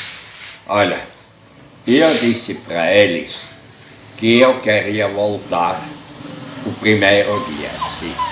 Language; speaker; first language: Portuguese; non-native, fluent; German